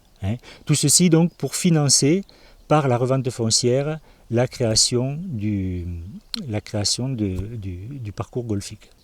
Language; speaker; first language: French; native; French